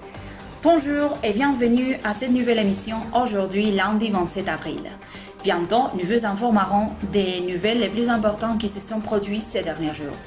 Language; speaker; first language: French; non-native, learner; Spanish